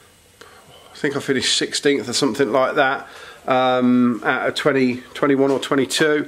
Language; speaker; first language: English; native; English